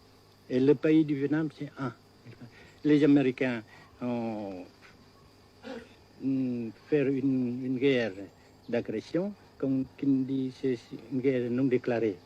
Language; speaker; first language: French; non-native, fluent; Vietnamese